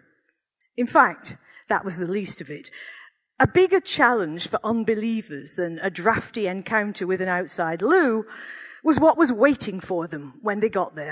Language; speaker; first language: English; native; English